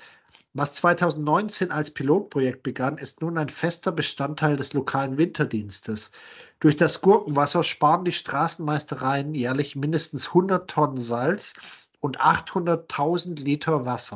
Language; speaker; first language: German; native; German